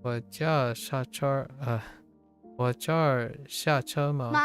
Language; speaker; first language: Chinese; non-native, learner; English